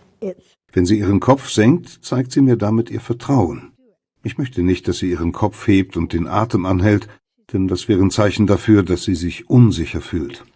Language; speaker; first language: German; native; German